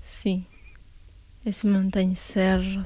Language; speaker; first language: Spanish; non-native, local second language; Quechua